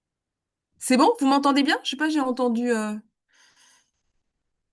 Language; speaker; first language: French; native; French